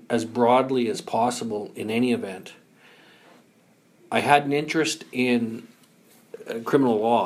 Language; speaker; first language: English; native; English